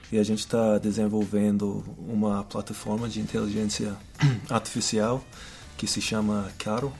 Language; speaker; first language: Portuguese; non-native, fluent; English